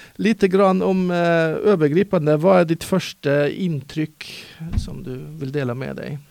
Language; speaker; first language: Swedish; native; Swedish